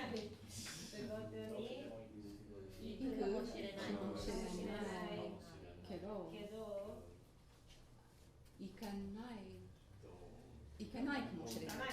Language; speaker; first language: Japanese; non-native, learner; English